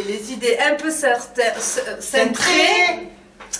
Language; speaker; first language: French; native; French